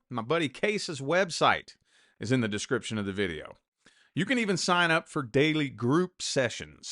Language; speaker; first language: English; native; English